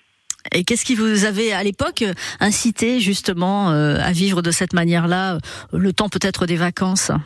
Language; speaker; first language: French; native; French